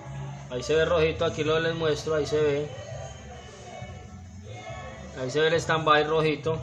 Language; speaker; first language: Spanish; native; Spanish